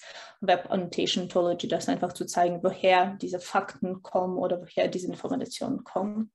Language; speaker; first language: German; non-native, fluent; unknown